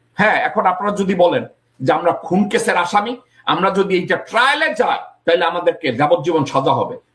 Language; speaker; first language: Bangla; native; Bangla